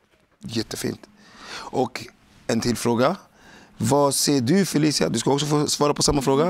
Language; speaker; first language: Swedish; native; Swedish